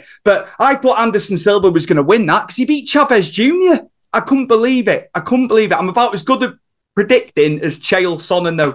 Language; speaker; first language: English; native; English